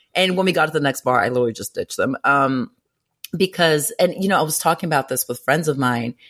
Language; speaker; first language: English; early bilingual, other home language; Greek